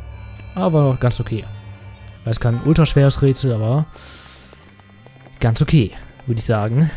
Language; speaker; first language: German; native; German